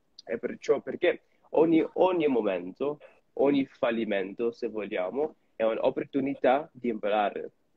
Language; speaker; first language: Italian; non-native, fluent; English